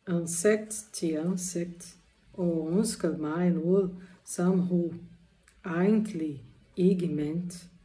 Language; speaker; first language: Danish; non-native, learner; Portuguese